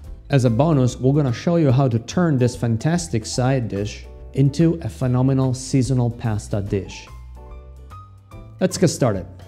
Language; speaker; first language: English; non-native, fluent; Italian